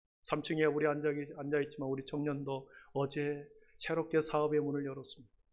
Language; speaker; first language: Korean; native; Korean